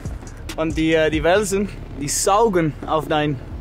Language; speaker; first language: German; non-native, learner; Dutch